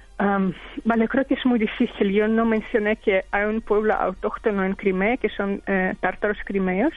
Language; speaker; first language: Spanish; non-native, fluent; Ukrainian